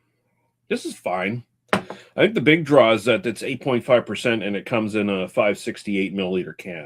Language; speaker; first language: English; native; English